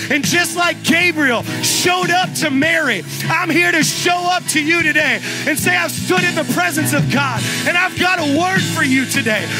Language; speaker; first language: English; native; English